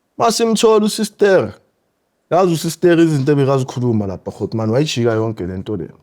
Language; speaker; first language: Zulu; native; Zulu